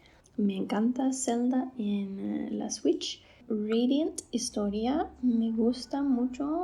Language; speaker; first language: Spanish; non-native, fluent; English